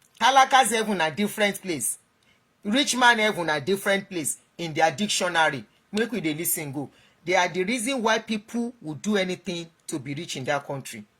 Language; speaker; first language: Nigerian Pidgin; non-native, local second language; Yoruba